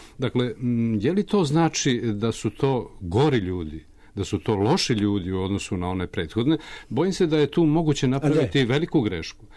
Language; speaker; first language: Serbian; native; Serbian